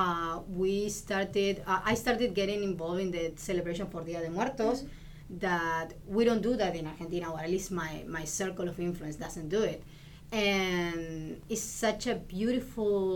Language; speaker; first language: English; non-native, fluent; Spanish